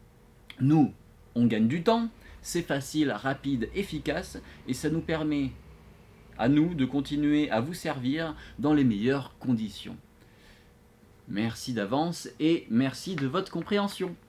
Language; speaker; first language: French; native; French